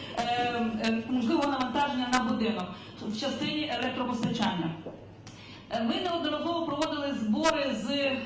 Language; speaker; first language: Ukrainian; native; Ukrainian